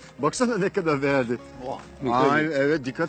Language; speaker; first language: Turkish; non-native, learner; Dutch